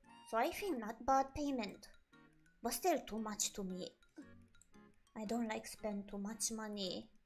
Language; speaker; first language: English; non-native, learner; Japanese